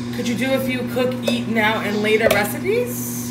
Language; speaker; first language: English; native; English